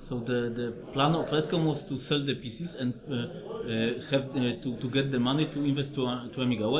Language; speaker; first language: English; non-native, fluent; Polish